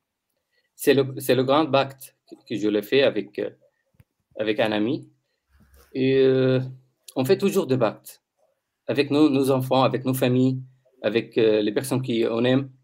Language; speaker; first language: French; non-native, learner; Arabic